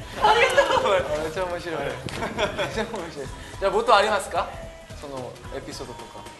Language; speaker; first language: Japanese; non-native, fluent; Korean